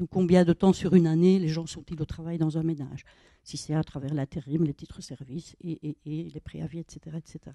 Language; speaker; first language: French; native; French